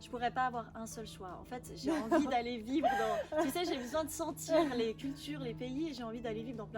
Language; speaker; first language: French; native; French